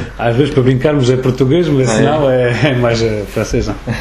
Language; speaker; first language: Portuguese; early bilingual, other home language; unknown